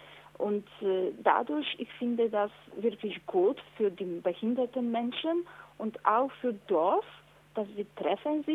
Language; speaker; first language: German; non-native, fluent; Polish